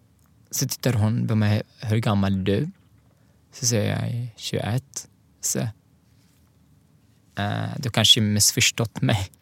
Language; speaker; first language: Swedish; non-native, learner; Arabic